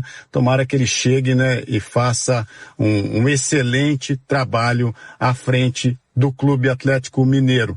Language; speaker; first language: Portuguese; native; Portuguese